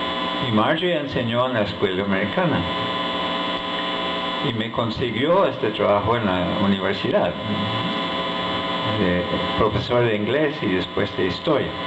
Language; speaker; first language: Spanish; non-native, fluent; English